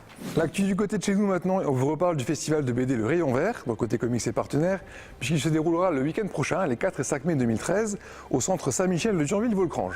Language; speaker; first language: French; native; French